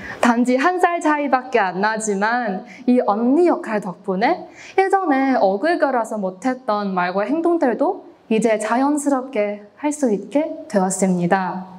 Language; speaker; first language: Korean; non-native, fluent; Cantonese